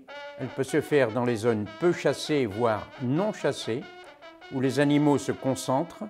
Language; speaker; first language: French; native; French